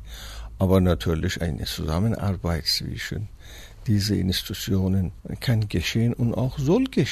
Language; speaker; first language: German; non-native, fluent; Persian